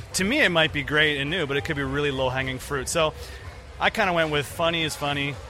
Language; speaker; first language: English; native; English